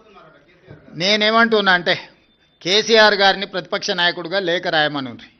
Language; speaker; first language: Telugu; native; Telugu